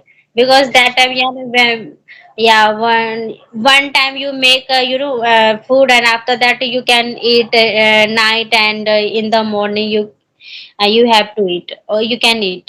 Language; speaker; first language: English; non-native, learner; Hindi